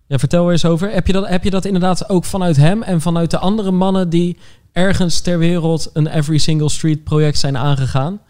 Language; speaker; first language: Dutch; native; Dutch